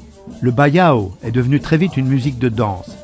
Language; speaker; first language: French; native; French